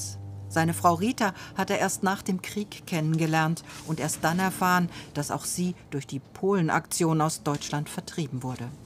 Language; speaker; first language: German; native; German